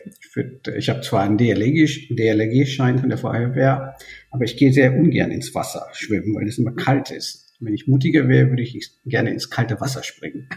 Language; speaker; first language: German; early bilingual, other home language; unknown